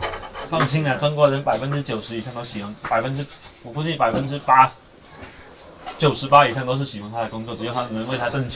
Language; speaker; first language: Chinese; native; Chinese